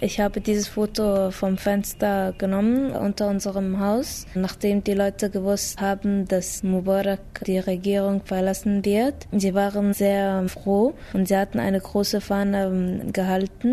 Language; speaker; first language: German; non-native, fluent; Arabic